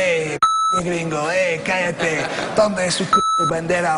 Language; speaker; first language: Spanish; non-native, learner; English